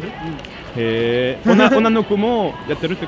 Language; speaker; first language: Japanese; non-native, fluent; French